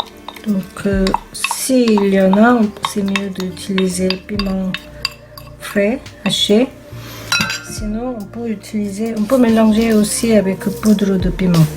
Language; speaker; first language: French; non-native, fluent; Korean